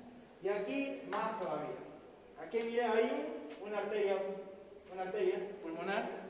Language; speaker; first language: Spanish; native; Spanish